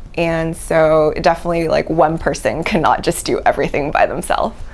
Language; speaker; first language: English; native; English